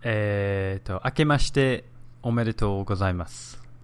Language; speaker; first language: Japanese; non-native, fluent; English